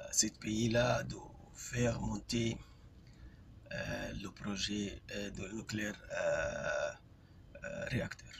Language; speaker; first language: French; non-native, fluent; Arabic